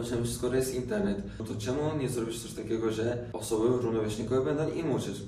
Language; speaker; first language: Polish; early bilingual, other home language; Kurdish